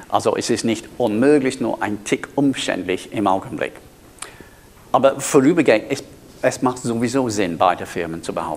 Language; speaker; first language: German; non-native, fluent; English